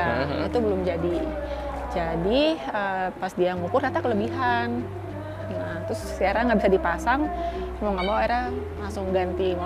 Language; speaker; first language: Indonesian; native; Indonesian